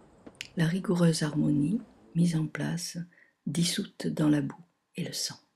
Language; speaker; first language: French; native; French